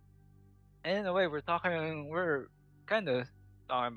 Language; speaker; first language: English; non-native, local second language; Filipino